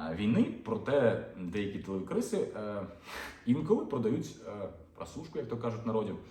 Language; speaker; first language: Ukrainian; non-native, local second language; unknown